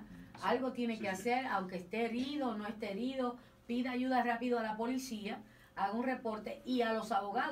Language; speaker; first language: Spanish; native; Spanish